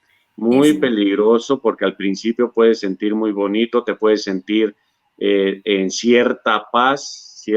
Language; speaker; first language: Spanish; native; Spanish